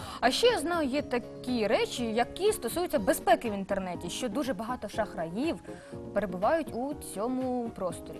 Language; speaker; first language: Ukrainian; native; Ukrainian